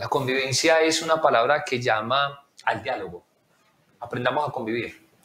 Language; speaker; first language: Spanish; native; Spanish